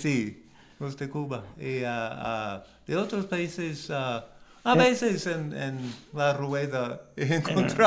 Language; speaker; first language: Spanish; non-native, learner; English